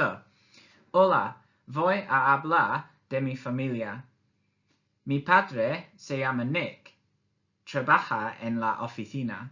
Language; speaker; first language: Spanish; non-native, learner; English